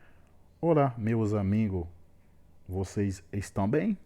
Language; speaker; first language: Portuguese; non-native, learner; Haitian Creole